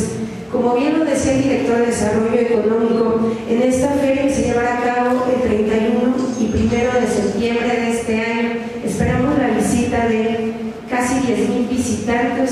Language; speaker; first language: Spanish; native; Spanish